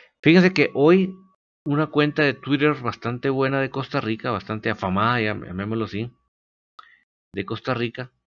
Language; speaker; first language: Spanish; native; Spanish